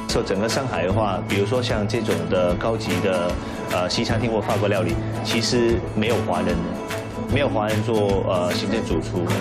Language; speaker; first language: Chinese; non-native, local second language; Cantonese